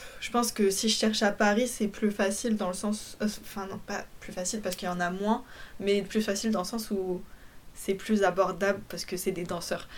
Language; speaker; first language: French; early bilingual, other home language; Polish